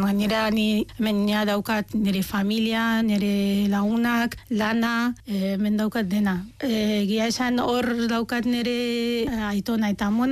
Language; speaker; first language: Basque; non-native, fluent; Arabic